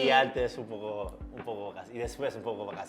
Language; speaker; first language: Spanish; non-native, learner; English